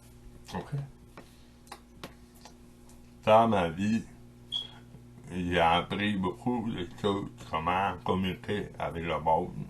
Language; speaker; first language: French; non-native, local second language; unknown